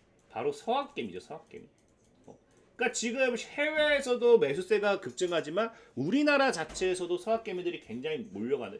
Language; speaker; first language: Korean; native; Korean